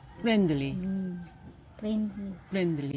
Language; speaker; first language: English; non-native, learner; Korean